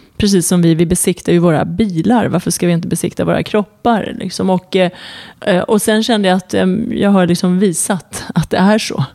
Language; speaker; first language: Swedish; early bilingual, other home language; Persian